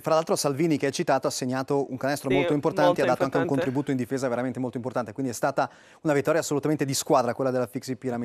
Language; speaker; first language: Italian; native; Italian